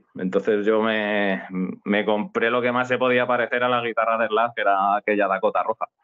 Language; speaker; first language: Spanish; native; Spanish